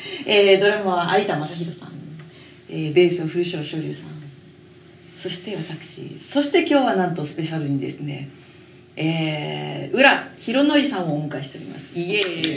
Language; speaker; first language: Japanese; native; Japanese